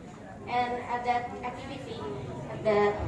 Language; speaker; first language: English; non-native, learner; Indonesian